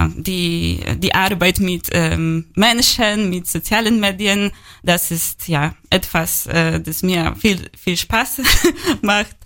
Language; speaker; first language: German; non-native, learner; Polish